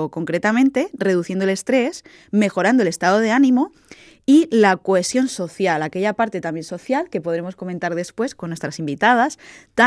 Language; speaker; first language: Spanish; native; Spanish